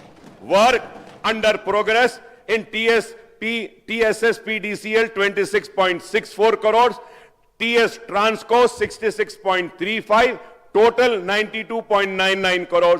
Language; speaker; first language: English; non-native, local second language; Urdu